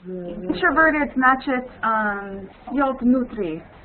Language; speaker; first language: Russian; non-native, learner; English